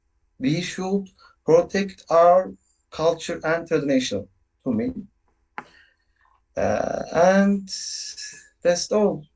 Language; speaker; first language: English; non-native, learner; Turkish